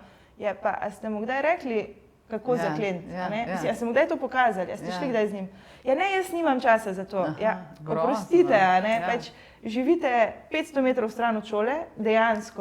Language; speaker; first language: Slovenian; native; Slovenian